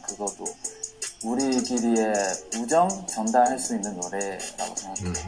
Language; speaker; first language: Korean; non-native, fluent; Chinese